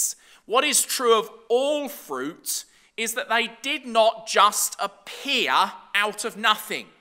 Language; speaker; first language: English; native; English